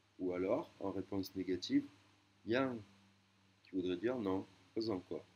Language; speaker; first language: French; native; French